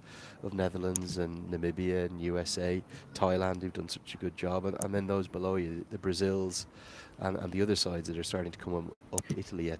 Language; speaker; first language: English; native; English